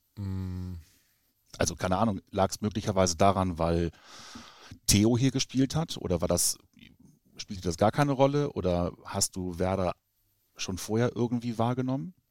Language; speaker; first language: German; native; German